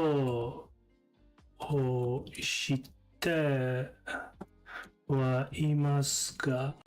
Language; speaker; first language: Japanese; non-native, learner; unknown